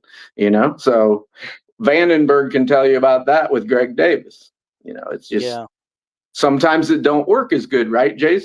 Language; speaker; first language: English; native; English